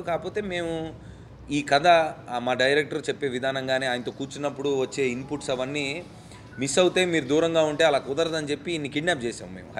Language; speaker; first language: Telugu; native; Telugu